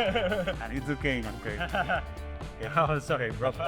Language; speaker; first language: English; non-native, learner; Japanese